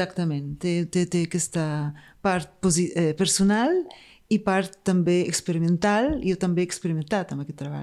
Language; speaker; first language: Catalan; non-native, fluent; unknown